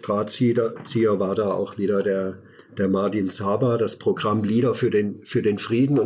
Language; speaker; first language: German; native; German